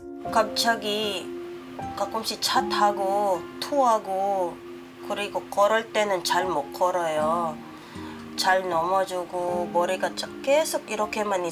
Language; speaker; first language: Korean; non-native, learner; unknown